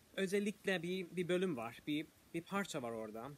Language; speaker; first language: Turkish; non-native, fluent; English